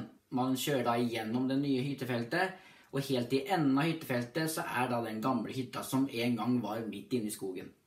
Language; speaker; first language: Norwegian; native; Norwegian